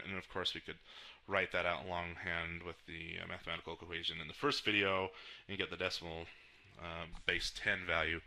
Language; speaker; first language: English; native; English